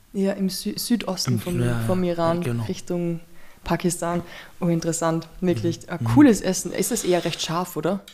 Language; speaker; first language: German; native; German